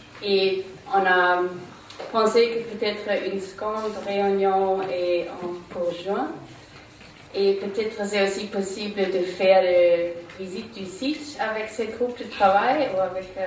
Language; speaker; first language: French; non-native, learner; German